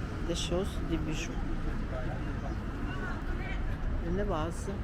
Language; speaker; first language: French; non-native, fluent; Russian